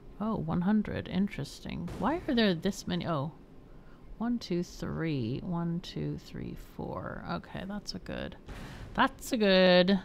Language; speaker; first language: English; native; English